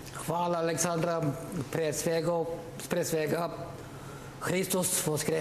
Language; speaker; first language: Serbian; non-native, learner; Norwegian